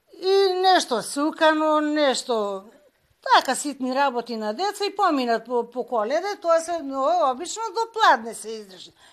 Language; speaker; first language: Macedonian; early bilingual, heritage; Macedonian